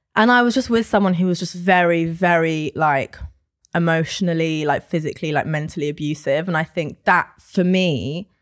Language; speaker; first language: English; native; English